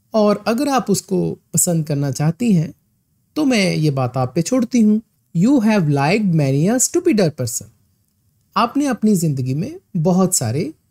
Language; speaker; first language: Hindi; non-native, local second language; Punjabi